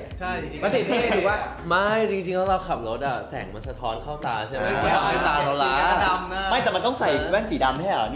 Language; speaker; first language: Thai; native; Thai